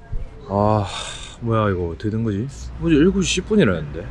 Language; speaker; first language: Korean; native; Korean